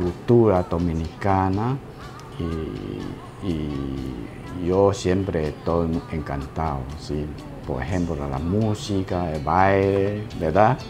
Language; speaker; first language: Spanish; non-native, fluent; Chinese